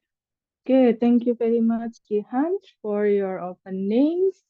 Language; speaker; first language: English; non-native, fluent; Indonesian